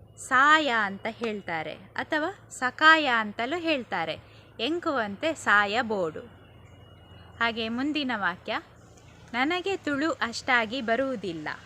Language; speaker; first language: Kannada; non-native, local second language; Tulu